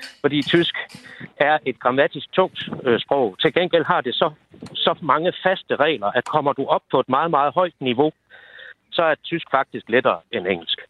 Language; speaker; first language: Danish; native; Danish